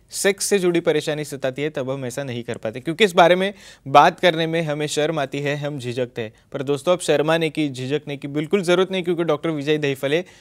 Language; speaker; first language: Hindi; non-native, local second language; Marathi